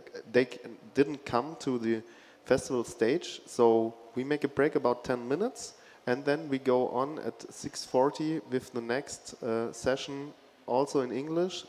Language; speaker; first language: English; non-native, fluent; German